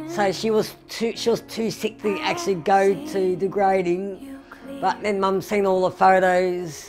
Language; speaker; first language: English; native; English